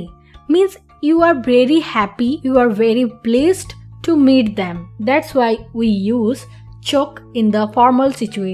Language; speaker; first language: English; non-native, fluent; Turkish